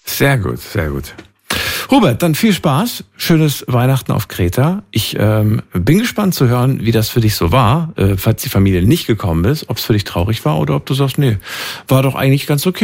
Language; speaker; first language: German; native; German